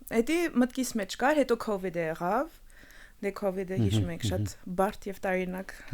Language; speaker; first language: Armenian; early bilingual, heritage; Armenian